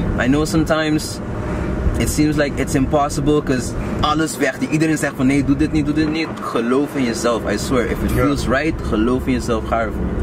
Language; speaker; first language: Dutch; non-native, local second language; Papiamento